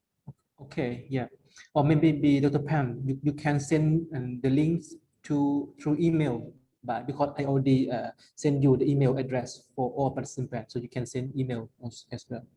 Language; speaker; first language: English; non-native, fluent; Lao